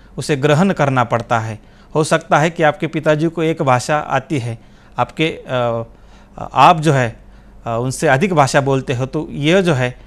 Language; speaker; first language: Hindi; non-native, local second language; Marathi